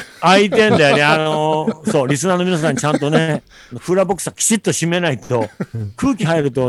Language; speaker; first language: Japanese; native; Japanese